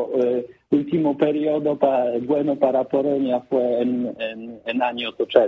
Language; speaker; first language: Spanish; non-native, learner; Polish